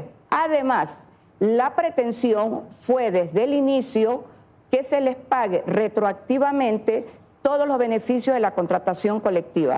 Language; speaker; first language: Spanish; native; Spanish